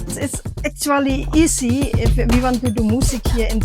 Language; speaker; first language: English; non-native, learner; Indonesian